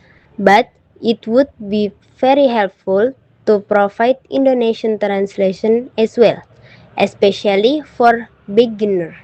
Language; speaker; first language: English; non-native, learner; Indonesian